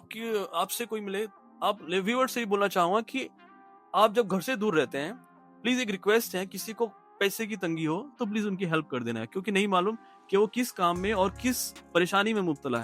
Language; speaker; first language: Hindi; native; Hindi